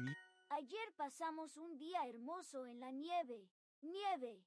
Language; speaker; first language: Spanish; non-native, learner; Czech